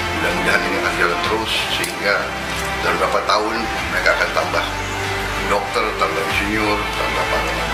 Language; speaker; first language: Indonesian; native; Indonesian